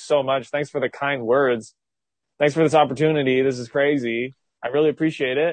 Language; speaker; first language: English; native; English